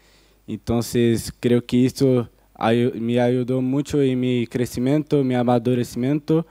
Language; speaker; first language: Spanish; non-native, fluent; Portuguese